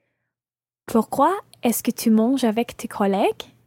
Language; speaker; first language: French; non-native, learner; English